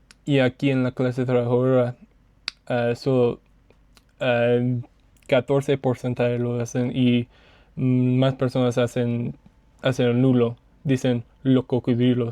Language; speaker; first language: Spanish; non-native, learner; English